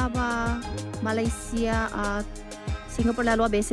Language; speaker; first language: Filipino; non-native, learner; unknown